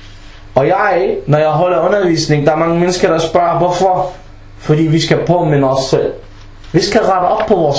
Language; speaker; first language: Danish; early bilingual, other home language; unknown